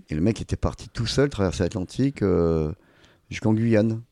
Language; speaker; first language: French; native; French